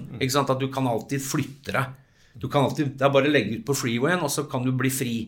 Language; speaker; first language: Norwegian; early bilingual, other home language; English